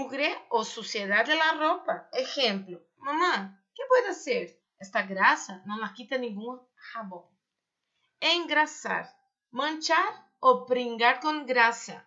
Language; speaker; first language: Spanish; non-native, fluent; Portuguese